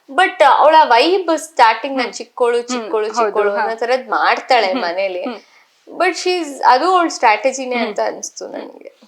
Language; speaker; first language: Kannada; native; Kannada